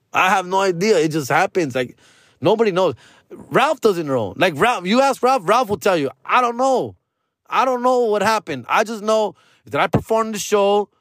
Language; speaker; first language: English; early bilingual, other home language; Spanish